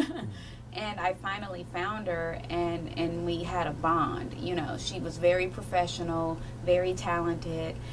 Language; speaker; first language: English; native; English